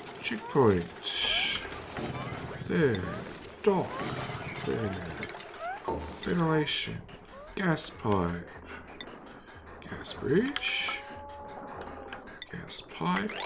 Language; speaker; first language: English; native; English